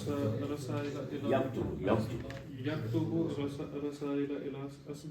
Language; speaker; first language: Arabic; non-native, learner; Urdu